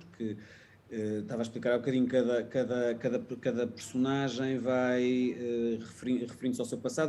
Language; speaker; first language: Portuguese; native; Portuguese